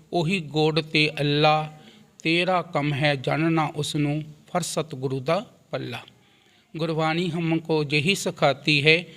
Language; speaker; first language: Hindi; non-native, local second language; Punjabi